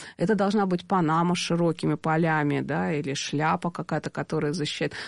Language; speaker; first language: Russian; native; Russian